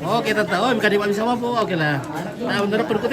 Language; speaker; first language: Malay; non-native, local second language; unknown